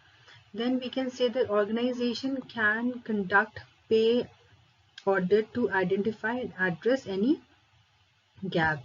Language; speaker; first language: English; non-native, local second language; Hindi